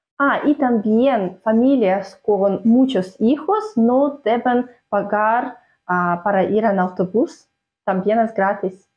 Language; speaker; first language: Spanish; non-native, fluent; Russian